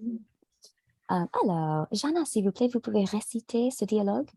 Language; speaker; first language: French; native; French